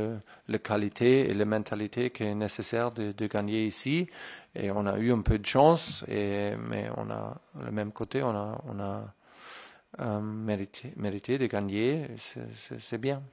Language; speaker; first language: French; non-native, fluent; German